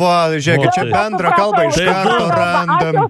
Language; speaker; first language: Lithuanian; native; Lithuanian